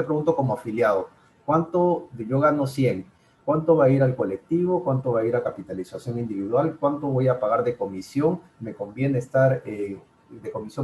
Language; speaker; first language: Spanish; native; Spanish